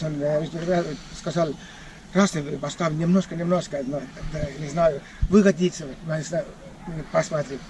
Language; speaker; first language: Russian; non-native, learner; Estonian